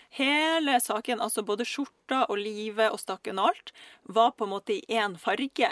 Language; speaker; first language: Norwegian; early bilingual, other home language; Russian